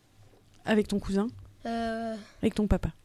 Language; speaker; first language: French; native; French